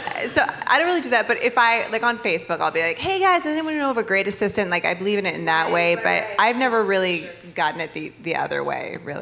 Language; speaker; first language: English; native; English